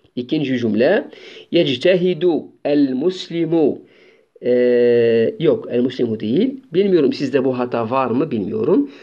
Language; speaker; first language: Turkish; non-native, fluent; Arabic